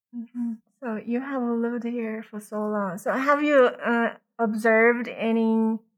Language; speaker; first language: English; non-native, fluent; Chinese